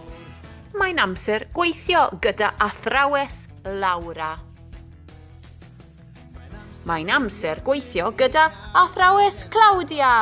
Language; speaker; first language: Welsh; non-native, learner; Spanish